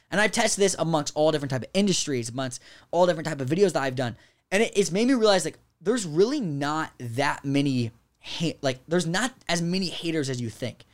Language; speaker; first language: English; native; English